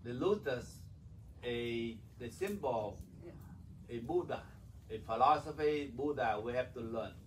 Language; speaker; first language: English; non-native, learner; Vietnamese